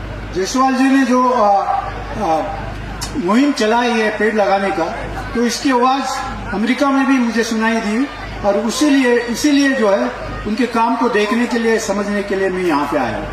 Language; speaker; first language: Hindi; native; Hindi